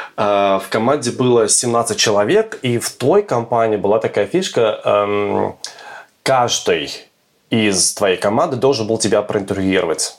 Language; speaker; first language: Russian; native; Russian